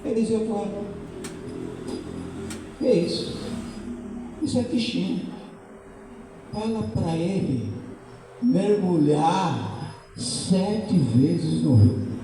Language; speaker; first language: Portuguese; native; Portuguese